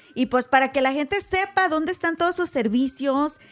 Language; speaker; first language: Spanish; native; Spanish